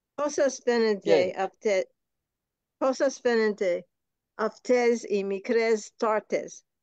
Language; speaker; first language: Greek; non-native, learner; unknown